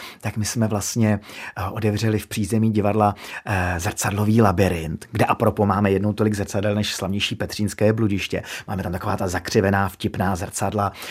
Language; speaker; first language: Czech; native; Czech